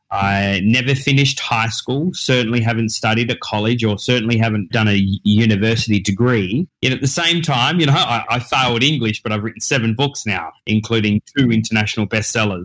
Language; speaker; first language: English; native; English